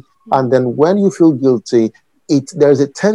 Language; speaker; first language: English; non-native, local second language; Yoruba